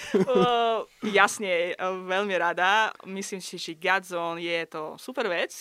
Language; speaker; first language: Slovak; non-native, fluent; Russian